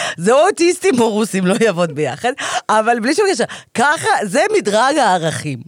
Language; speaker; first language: Hebrew; native; Hebrew